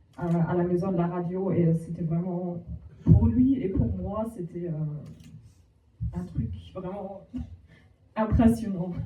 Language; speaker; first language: French; non-native, fluent; German